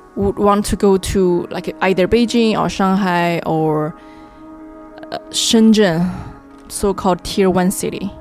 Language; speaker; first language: English; non-native, fluent; Chinese